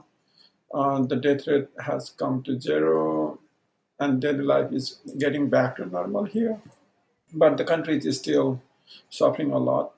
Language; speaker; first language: English; non-native, local second language; Maithili